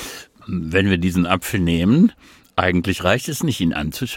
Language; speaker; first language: German; native; German